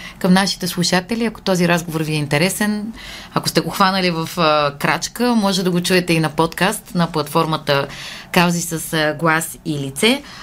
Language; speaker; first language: Bulgarian; native; Bulgarian